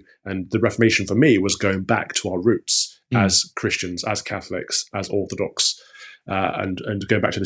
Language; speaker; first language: English; native; English